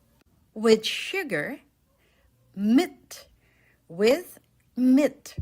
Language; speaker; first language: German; non-native, fluent; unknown